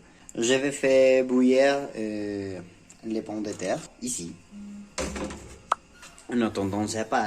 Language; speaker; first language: French; non-native, learner; Spanish